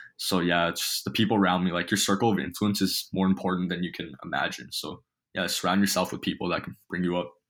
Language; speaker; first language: English; early bilingual, other home language; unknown